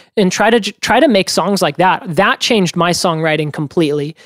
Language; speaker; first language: English; native; English